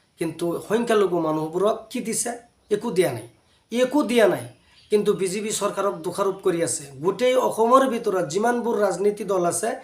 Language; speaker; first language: Assamese; non-native, local second language; Bangla